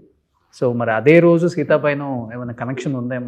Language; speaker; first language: Telugu; native; Telugu